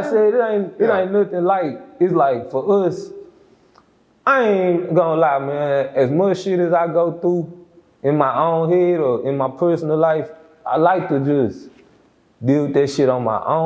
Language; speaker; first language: English; native; English